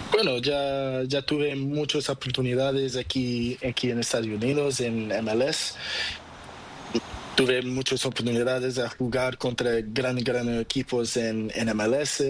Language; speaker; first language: Spanish; non-native, learner; Portuguese